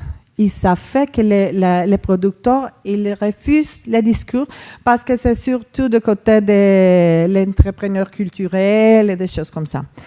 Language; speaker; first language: French; non-native, fluent; Spanish